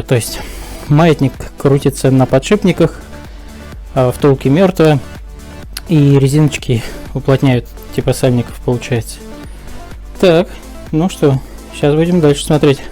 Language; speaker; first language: Russian; native; Russian